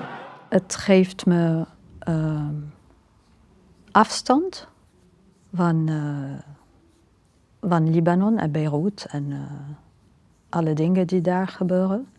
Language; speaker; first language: Dutch; non-native, fluent; Arabic